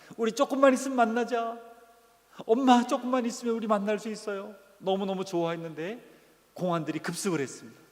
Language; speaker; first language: Korean; native; Korean